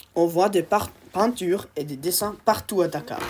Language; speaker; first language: French; non-native, learner; English